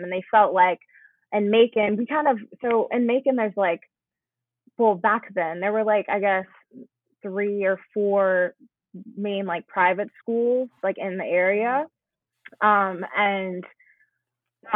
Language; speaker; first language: English; native; English